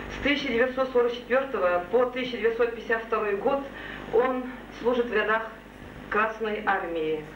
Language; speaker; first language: Russian; non-native, local second language; Tatar